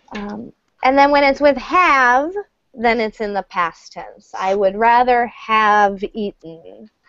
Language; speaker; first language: English; native; English